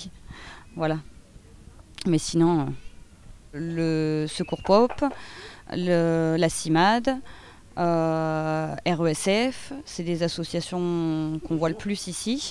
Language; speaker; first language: French; native; French